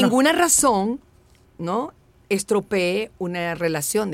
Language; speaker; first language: Spanish; native; Spanish